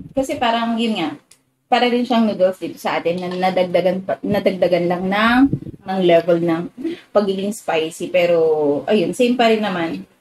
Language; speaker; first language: Filipino; native; Filipino